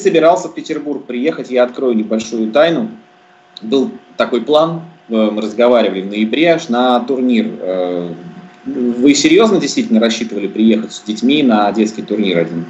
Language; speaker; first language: Russian; native; Russian